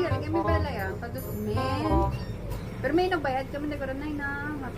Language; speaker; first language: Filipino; non-native, local second language; Hiligaynon